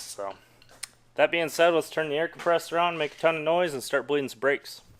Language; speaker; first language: English; native; English